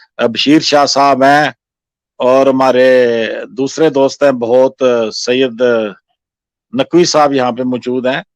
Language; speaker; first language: Urdu; non-native, local second language; Punjabi